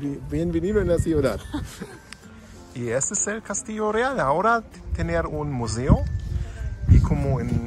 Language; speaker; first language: Spanish; non-native, learner; German